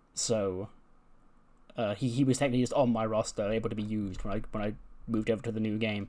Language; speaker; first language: English; native; English